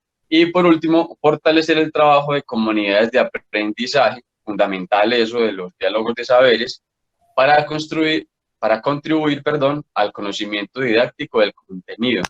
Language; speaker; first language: Spanish; native; Spanish